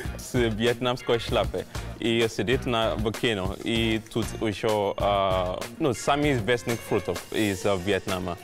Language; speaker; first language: Russian; non-native, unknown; Yoruba